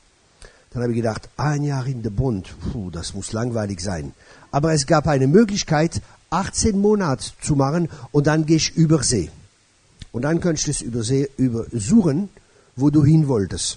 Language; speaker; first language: German; non-native, fluent; French